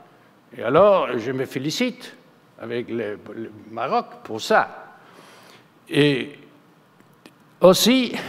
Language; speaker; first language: French; non-native, fluent; Spanish